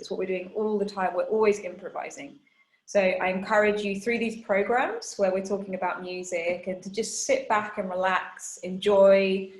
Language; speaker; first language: English; non-native, fluent; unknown